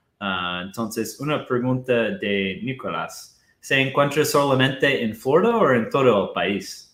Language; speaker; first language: Spanish; non-native, fluent; Portuguese